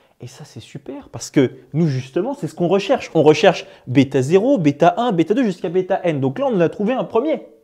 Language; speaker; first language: French; native; French